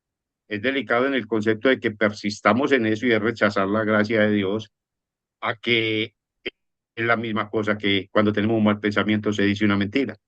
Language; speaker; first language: Spanish; native; Spanish